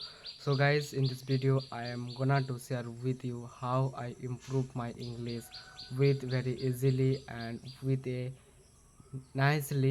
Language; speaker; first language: English; non-native, learner; Bangla